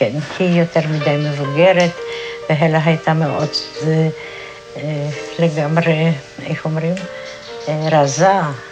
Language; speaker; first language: Hebrew; non-native, fluent; Polish